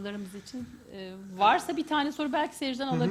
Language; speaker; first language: Turkish; native; Turkish